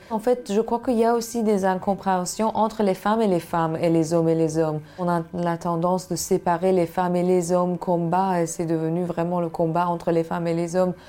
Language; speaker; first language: French; non-native, fluent; Persian